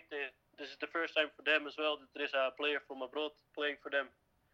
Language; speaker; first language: English; non-native, fluent; Dutch